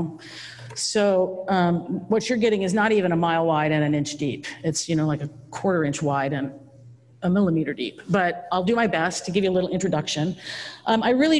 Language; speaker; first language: English; native; English